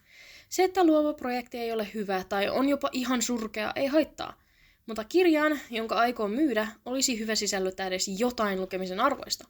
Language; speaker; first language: Finnish; native; Finnish